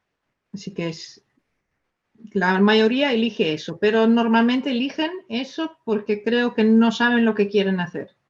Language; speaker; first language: Spanish; non-native, fluent; Dutch